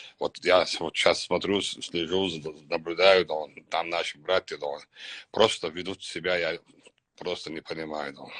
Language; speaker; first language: Russian; non-native, local second language; Chechen